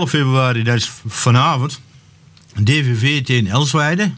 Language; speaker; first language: Dutch; native; Dutch